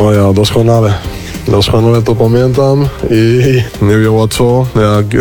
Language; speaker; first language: Polish; non-native, learner; Spanish